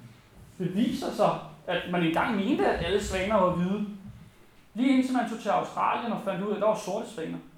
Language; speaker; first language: Danish; native; Danish